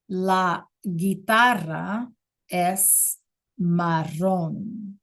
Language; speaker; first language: Spanish; non-native, fluent; English